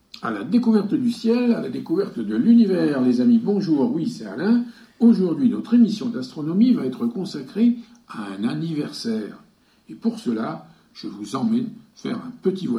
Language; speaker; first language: French; native; French